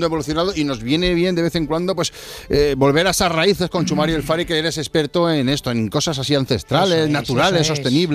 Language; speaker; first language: Spanish; native; Spanish